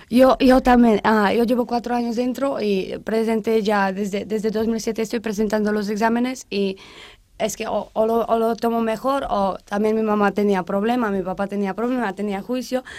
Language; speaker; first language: Spanish; non-native, fluent; Slovak